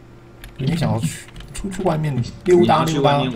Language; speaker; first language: Chinese; native; Chinese